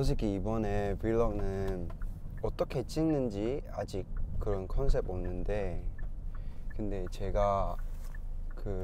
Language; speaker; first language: Korean; non-native, fluent; Cantonese